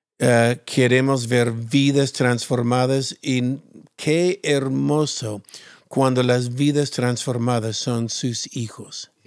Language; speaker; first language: Spanish; non-native, fluent; English